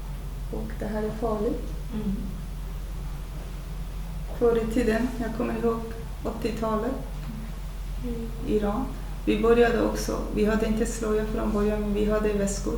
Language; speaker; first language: Swedish; non-native, fluent; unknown